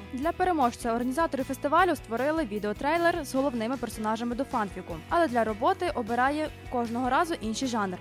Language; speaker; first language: Ukrainian; native; Ukrainian